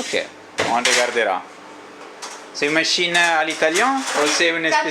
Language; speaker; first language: French; non-native, learner; Italian